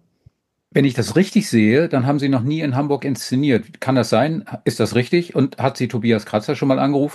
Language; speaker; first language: German; native; German